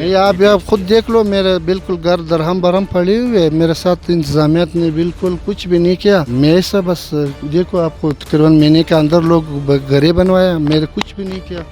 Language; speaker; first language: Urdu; non-native, local second language; Pashto